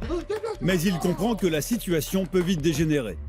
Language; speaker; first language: French; native; French